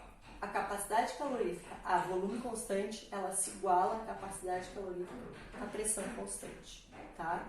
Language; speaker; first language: Portuguese; native; Portuguese